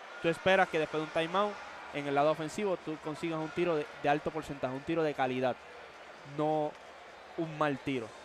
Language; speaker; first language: Spanish; native; Spanish